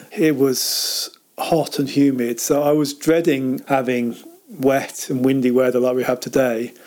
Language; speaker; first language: English; native; English